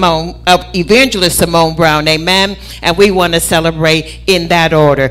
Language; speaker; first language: English; native; English